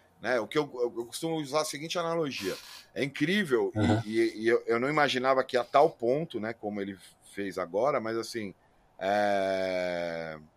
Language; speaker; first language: Portuguese; native; Portuguese